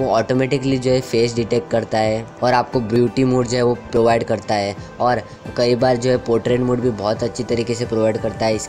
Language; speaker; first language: Hindi; native; Hindi